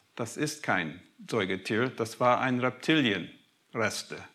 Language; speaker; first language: German; non-native, fluent; English